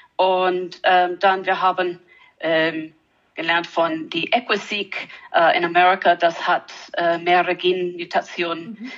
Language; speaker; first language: German; non-native, learner; English